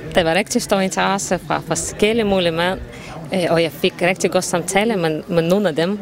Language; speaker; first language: Danish; non-native, learner; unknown